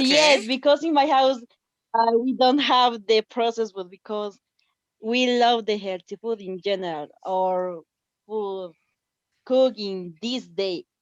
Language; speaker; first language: English; non-native, learner; Spanish